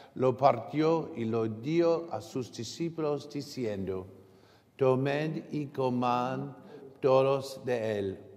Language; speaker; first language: Spanish; non-native, learner; English